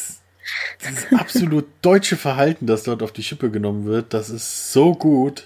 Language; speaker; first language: German; native; German